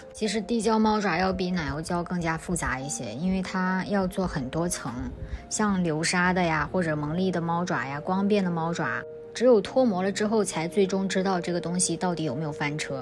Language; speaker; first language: Chinese; native; Chinese